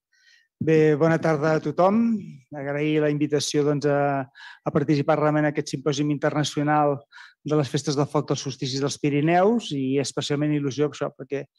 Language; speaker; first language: Catalan; native; Catalan